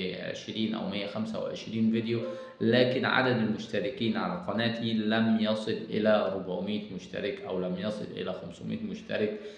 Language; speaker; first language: Arabic; native; Arabic